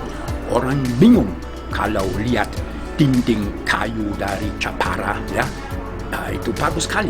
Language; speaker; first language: Indonesian; non-native, fluent; German